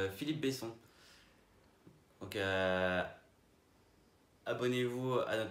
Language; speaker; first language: French; native; French